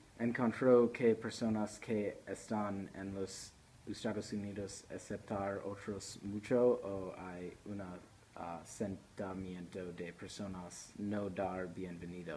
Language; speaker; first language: Spanish; non-native, learner; English